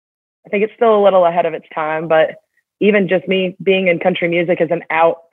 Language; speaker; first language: English; native; English